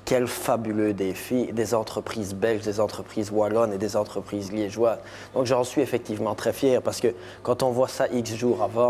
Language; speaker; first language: French; native; French